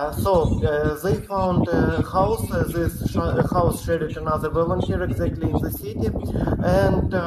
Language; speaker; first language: English; non-native, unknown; Ukrainian